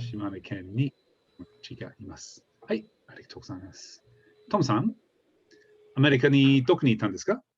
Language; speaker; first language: Japanese; non-native, fluent; English